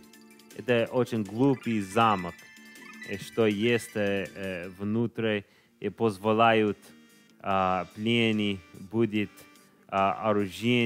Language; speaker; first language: Russian; non-native, learner; English